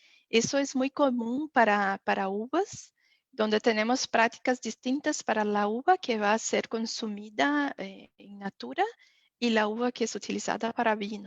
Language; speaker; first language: Spanish; non-native, fluent; Portuguese